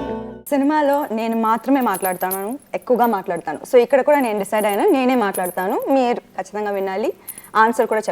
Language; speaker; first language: Telugu; non-native, fluent; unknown